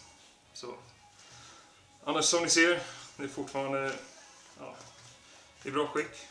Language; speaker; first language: Swedish; non-native, local second language; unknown